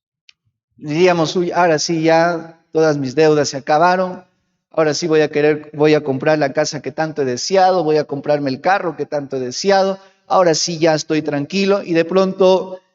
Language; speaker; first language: Spanish; native; Spanish